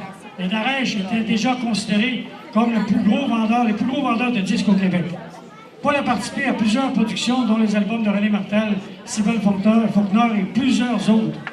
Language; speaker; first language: French; native; French